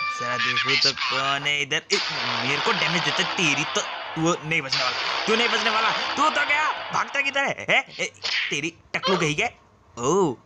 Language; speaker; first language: Hindi; native; Hindi